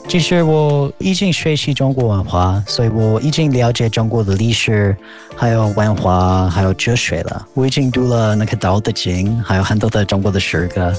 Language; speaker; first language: Chinese; non-native, fluent; English